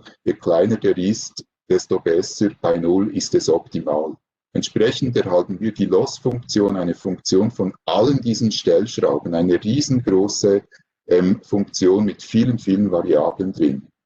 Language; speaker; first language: German; native; German